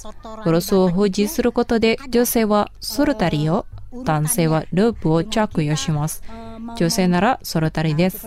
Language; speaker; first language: Japanese; non-native, fluent; Indonesian